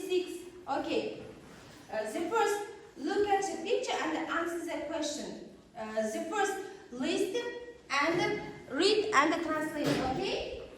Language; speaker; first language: English; non-native, learner; Kazakh